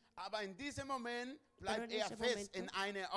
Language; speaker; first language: German; non-native, learner; Spanish